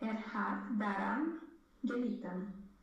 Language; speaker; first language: German; non-native, learner; Romanian